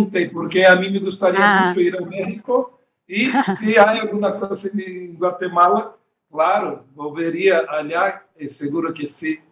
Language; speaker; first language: Spanish; non-native, learner; Portuguese